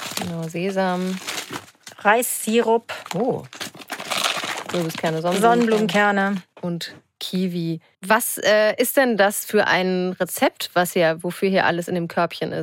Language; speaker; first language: German; native; German